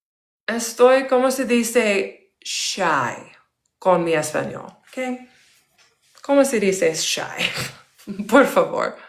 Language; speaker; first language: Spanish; non-native, learner; English